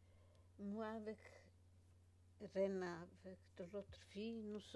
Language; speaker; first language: French; non-native, fluent; Polish